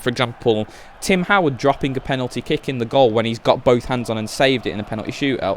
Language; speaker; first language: English; native; English